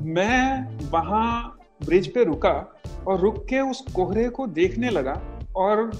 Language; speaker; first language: Hindi; native; Hindi